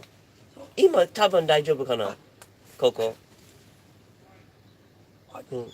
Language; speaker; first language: Japanese; non-native, learner; English